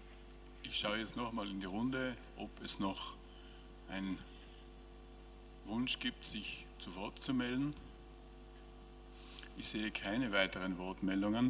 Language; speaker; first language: German; native; German